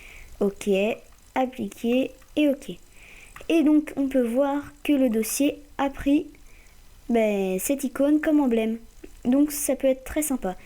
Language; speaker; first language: French; native; French